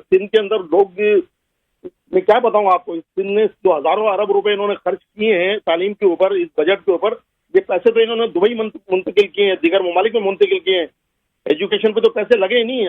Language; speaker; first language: Urdu; native; Urdu